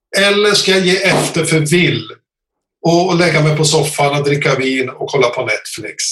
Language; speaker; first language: Swedish; native; Swedish